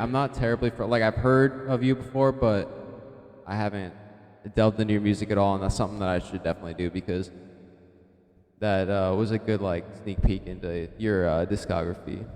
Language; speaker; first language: English; native; English